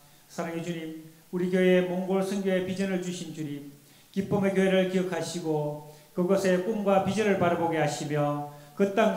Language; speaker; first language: Korean; native; Korean